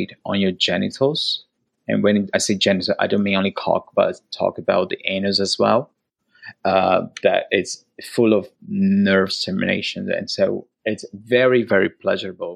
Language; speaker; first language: English; non-native, fluent; Portuguese